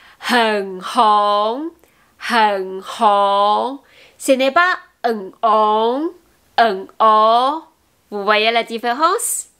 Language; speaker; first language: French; non-native, fluent; Chinese